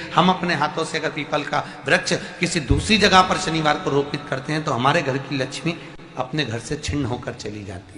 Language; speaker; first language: Hindi; native; Hindi